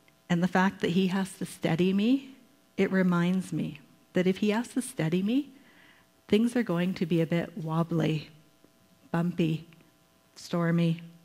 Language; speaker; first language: English; native; English